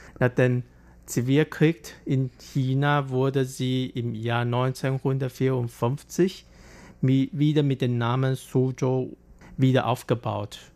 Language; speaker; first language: German; non-native, fluent; Chinese